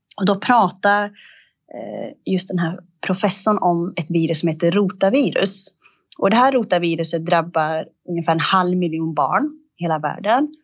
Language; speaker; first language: Swedish; early bilingual, other home language; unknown